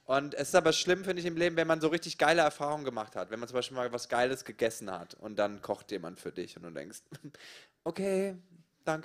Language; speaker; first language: German; native; German